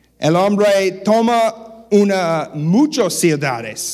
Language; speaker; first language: Spanish; non-native, learner; English